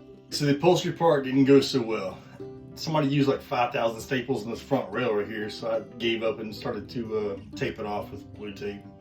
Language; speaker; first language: English; native; English